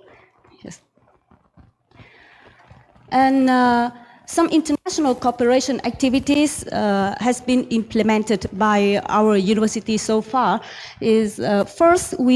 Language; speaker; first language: English; non-native, learner; Vietnamese